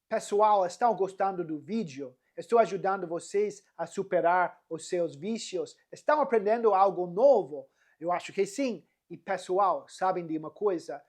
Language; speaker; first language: Portuguese; non-native, fluent; English